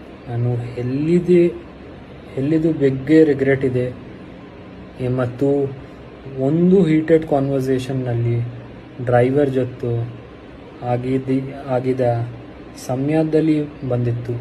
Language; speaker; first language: Kannada; non-native, learner; Hindi